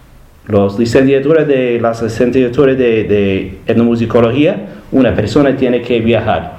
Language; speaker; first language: Spanish; non-native, learner; English